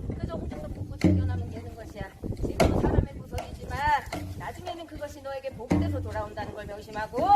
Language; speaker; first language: Korean; native; Korean